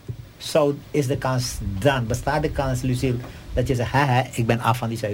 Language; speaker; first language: Dutch; native; Dutch